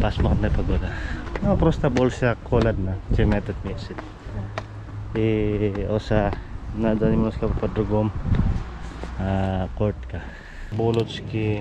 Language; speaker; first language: Russian; non-native, learner; Cebuano